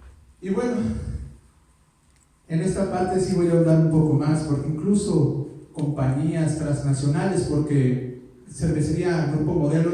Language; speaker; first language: Spanish; native; Spanish